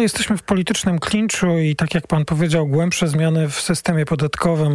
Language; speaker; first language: Polish; native; Polish